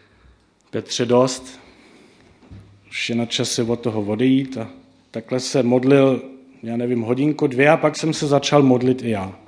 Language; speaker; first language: Czech; non-native, fluent; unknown